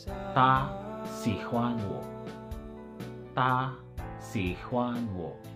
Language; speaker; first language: Chinese; non-native, learner; Filipino